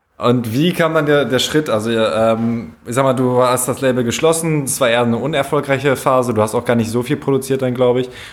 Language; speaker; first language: German; native; German